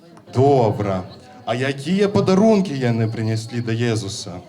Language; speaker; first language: Belarusian; non-native, local second language; Russian